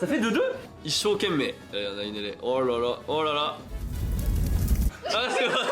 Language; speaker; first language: French; native; French